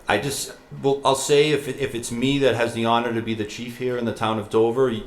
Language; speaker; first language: English; native; English